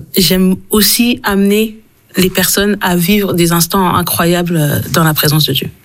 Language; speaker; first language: French; early bilingual, other home language; Haitian Creole